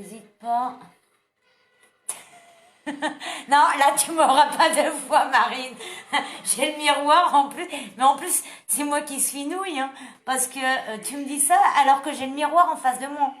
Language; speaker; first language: French; native; French